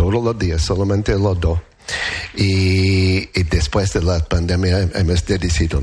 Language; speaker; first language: Spanish; non-native, learner; English